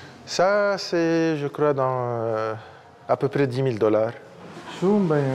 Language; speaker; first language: French; non-native, local second language; Arabic